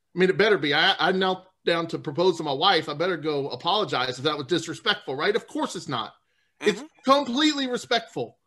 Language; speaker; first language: English; native; English